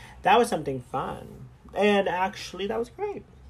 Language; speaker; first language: English; early bilingual, other home language; Spanish